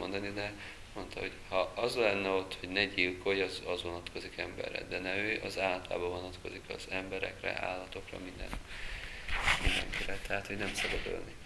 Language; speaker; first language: Hungarian; native; Hungarian